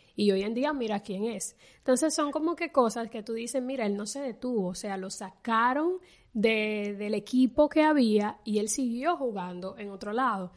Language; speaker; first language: Spanish; native; Spanish